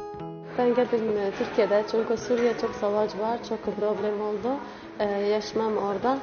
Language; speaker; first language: Turkish; non-native, learner; Arabic